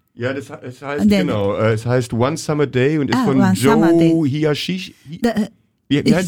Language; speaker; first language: German; native; German